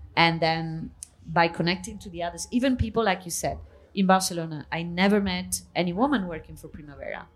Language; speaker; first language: English; non-native, fluent; Italian